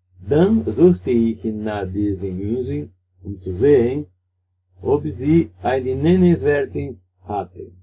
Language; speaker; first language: German; non-native, learner; Portuguese